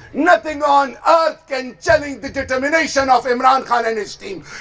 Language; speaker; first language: English; non-native, local second language; Urdu